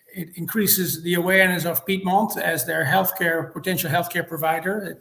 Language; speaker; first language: English; non-native, fluent; Dutch